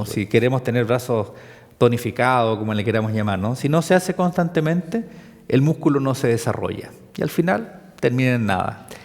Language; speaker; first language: Spanish; native; Spanish